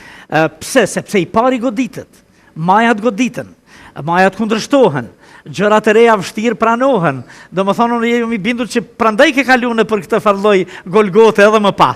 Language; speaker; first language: Albanian; native; Albanian